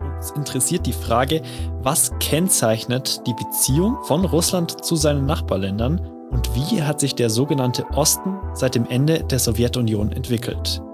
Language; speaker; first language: German; native; German